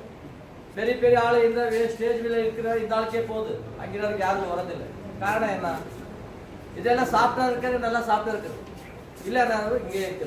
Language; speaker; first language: Tamil; non-native, learner; Kannada